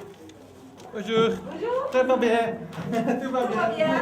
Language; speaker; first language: French; non-native, local second language; Dutch